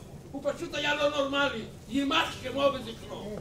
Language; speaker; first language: Hebrew; non-native, fluent; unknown